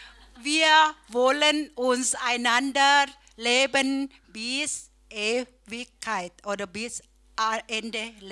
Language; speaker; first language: German; non-native, learner; Thai